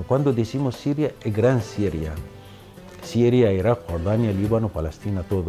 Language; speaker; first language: Spanish; non-native, fluent; Arabic